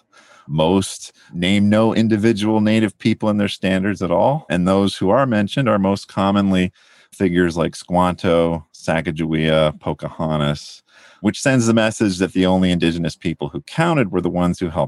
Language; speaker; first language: English; native; English